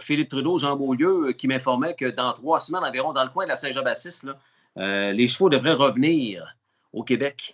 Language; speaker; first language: French; native; French